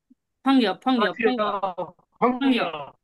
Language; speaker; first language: Chinese; non-native, learner; Bangla